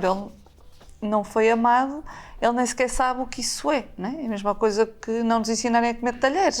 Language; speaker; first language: Portuguese; native; Portuguese